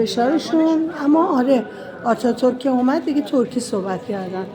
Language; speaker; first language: Persian; native; Persian